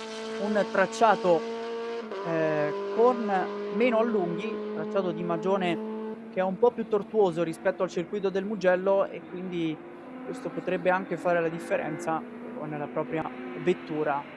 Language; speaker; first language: Italian; native; Italian